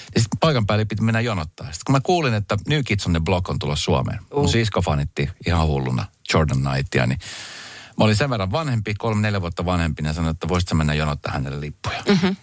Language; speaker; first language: Finnish; early bilingual, other home language; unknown